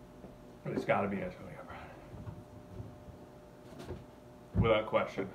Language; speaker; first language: English; native; English